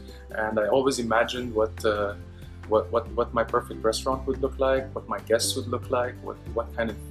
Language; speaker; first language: English; non-native, local second language; Arabic